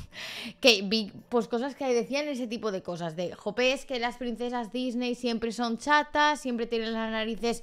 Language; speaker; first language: Spanish; native; Spanish